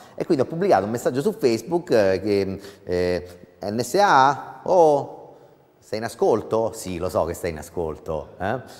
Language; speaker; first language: Italian; native; Italian